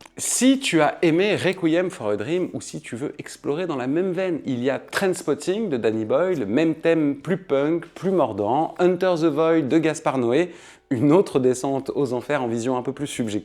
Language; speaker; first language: French; native; French